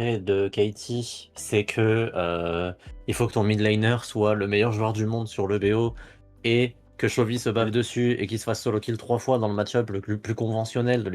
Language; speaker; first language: French; native; French